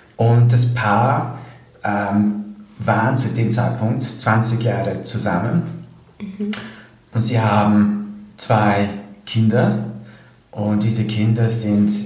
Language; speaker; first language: German; non-native, fluent; English